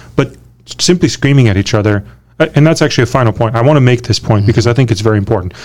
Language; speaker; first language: English; early bilingual, other home language; Romanian